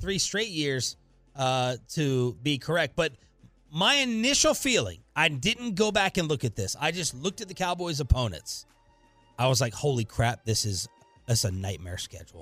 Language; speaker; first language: English; native; English